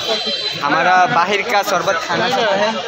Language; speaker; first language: Hindi; non-native, learner; Bangla